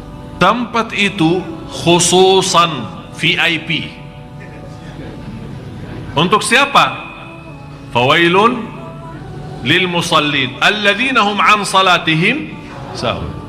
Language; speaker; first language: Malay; non-native, fluent; Arabic